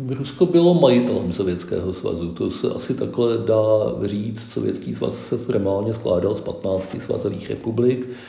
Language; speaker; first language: Czech; native; Czech